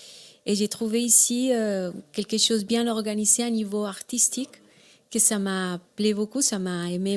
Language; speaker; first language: French; non-native, learner; Spanish